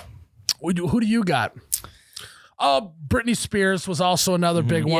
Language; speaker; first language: English; native; English